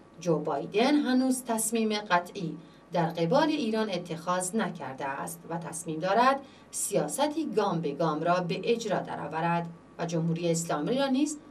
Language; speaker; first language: Persian; non-native, local second language; Central Kurdish